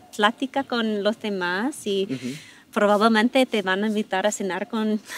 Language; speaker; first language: Spanish; non-native, fluent; English